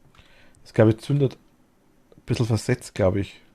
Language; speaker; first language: German; native; German